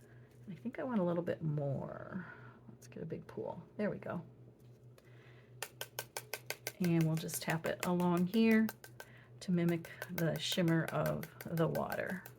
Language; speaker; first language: English; native; English